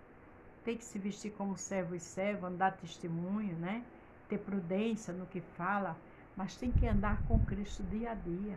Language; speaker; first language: Portuguese; native; Portuguese